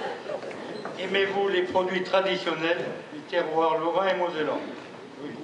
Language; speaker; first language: French; native; French